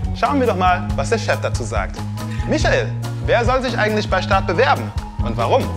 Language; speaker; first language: German; early bilingual, other home language; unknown